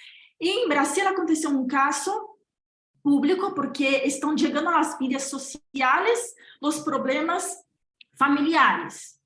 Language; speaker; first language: Spanish; non-native, fluent; Portuguese